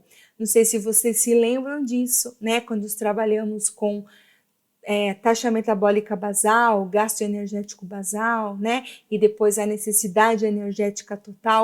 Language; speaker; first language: Portuguese; native; Portuguese